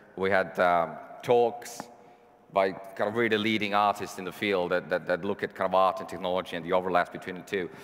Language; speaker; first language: English; non-native, fluent; Serbian